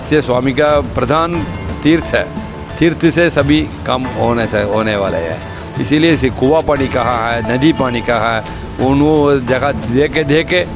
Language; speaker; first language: Hindi; non-native, local second language; Tamil